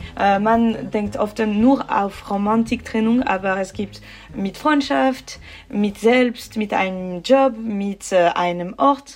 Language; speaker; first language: German; non-native, local second language; French